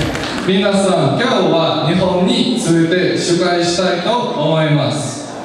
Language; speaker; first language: Japanese; non-native, learner; Kyrgyz